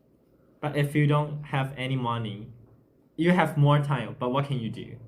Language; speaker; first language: English; non-native, learner; Chinese